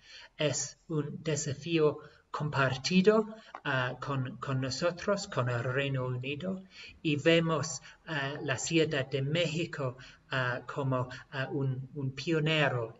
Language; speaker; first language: Spanish; non-native, fluent; English